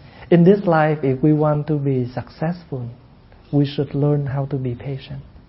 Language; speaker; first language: English; non-native, fluent; Vietnamese